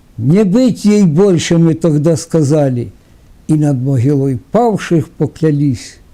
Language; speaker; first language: Russian; non-native, local second language; Ukrainian